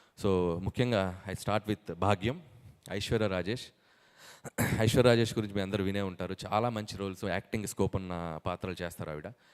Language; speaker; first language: Telugu; native; Telugu